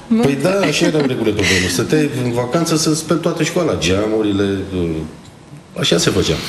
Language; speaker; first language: Romanian; native; Romanian